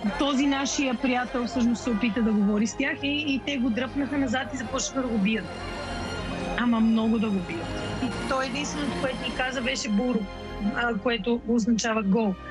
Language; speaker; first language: Bulgarian; native; Bulgarian